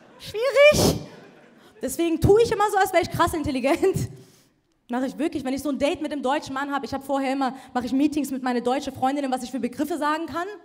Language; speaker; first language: German; early bilingual, other home language; Persian